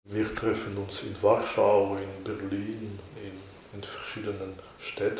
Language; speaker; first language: German; non-native, fluent; Belarusian